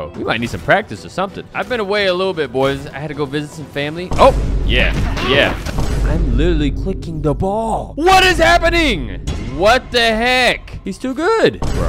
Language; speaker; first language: English; native; English